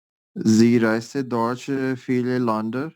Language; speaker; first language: German; non-native, learner; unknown